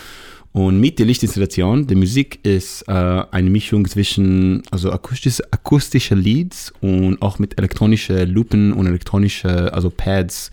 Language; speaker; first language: German; non-native, learner; Hebrew